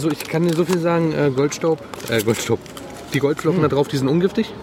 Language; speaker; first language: German; native; German